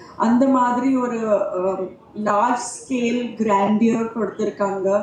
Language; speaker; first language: Tamil; non-native, fluent; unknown